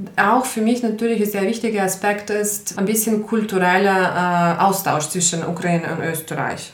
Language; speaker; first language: German; non-native, fluent; Ukrainian